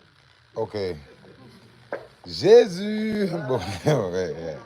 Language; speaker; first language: French; non-native, learner; Portuguese